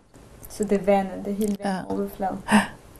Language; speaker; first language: Danish; non-native, learner; Russian